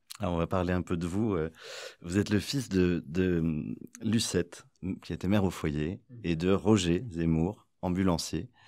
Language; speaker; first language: French; native; French